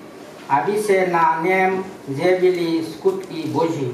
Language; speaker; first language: Czech; non-native, fluent; Ukrainian